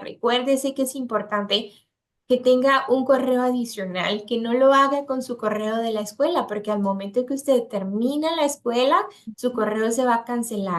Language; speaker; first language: Spanish; native; Spanish